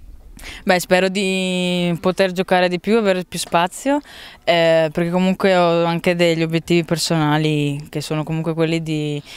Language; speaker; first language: Italian; native; Italian